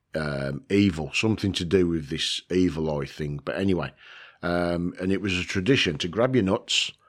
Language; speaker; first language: English; native; English